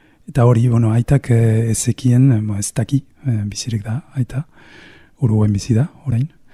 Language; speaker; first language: Basque; non-native, fluent; Spanish